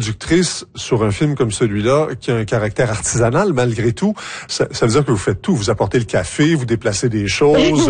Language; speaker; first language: French; native; French